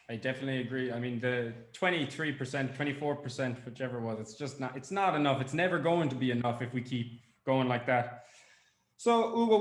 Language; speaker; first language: English; native; English